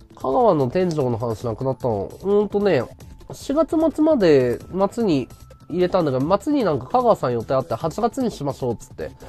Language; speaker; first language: Japanese; native; Japanese